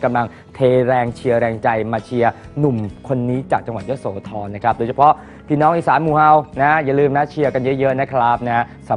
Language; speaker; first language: Thai; native; Thai